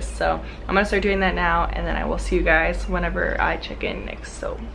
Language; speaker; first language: English; native; English